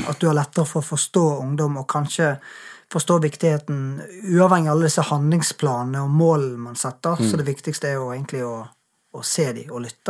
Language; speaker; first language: Norwegian; native; Norwegian